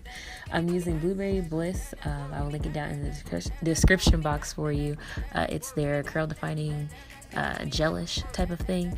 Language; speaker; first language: English; native; English